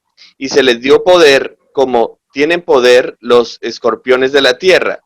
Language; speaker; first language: Spanish; native; Spanish